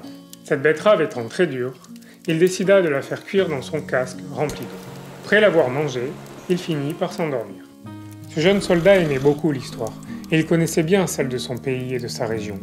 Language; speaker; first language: French; native; French